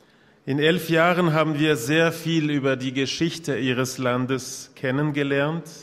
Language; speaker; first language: German; non-native, local second language; French